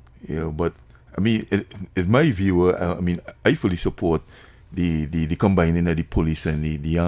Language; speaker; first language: English; native; English